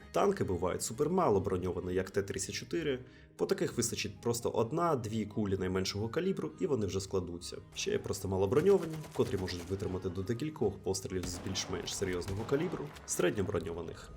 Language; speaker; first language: Ukrainian; non-native, local second language; Russian